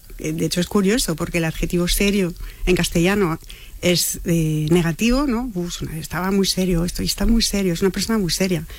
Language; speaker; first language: Spanish; non-native, fluent; French